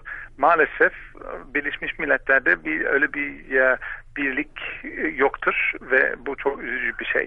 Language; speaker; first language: Turkish; non-native, fluent; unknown